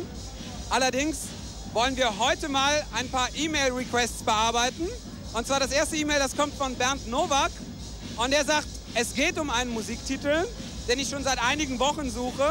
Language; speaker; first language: German; native; German